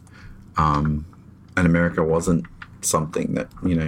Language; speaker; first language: English; native; English